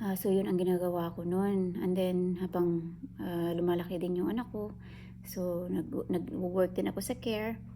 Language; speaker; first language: Filipino; non-native, local second language; Cebuano